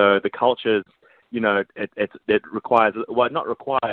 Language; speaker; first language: English; native; English